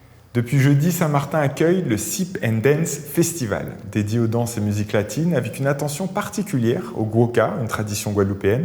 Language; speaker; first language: French; native; French